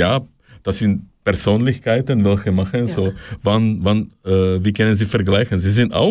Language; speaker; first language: German; non-native, fluent; Slovak